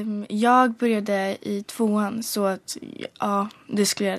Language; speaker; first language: Swedish; early bilingual, other home language; Polish